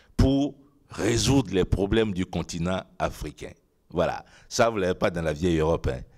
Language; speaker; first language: French; non-native, local second language; Ewe